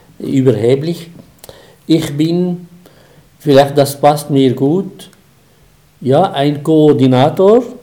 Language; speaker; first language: German; non-native, fluent; Arabic